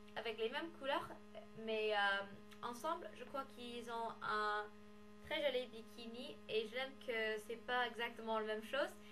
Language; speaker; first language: French; non-native, learner; English